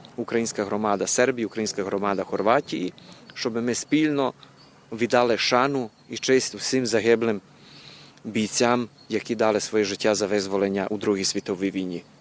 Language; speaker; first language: Ukrainian; early bilingual, heritage; Ukrainian